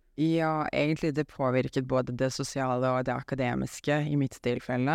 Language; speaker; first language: Norwegian; non-native, fluent; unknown